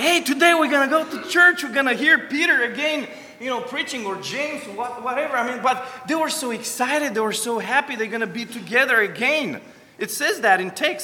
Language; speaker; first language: English; non-native, fluent; Romanian